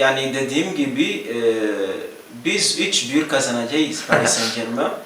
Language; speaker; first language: Turkish; non-native, learner; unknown